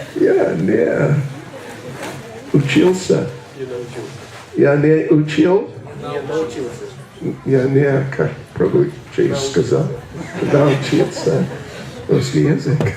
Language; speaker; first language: Russian; non-native, learner; English